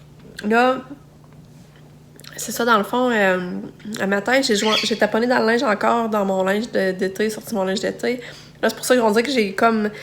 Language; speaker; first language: French; native; French